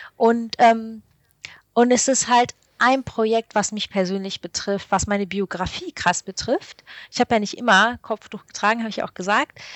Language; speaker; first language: German; early bilingual, other home language; Arabic